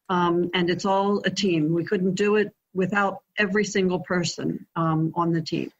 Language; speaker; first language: English; native; English